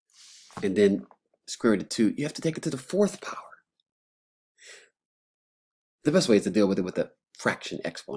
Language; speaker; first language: English; native; English